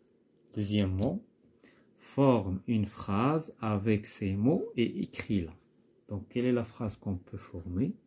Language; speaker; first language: French; non-native, local second language; Arabic